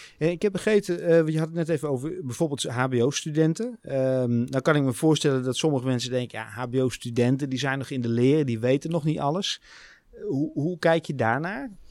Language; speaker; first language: Dutch; native; Dutch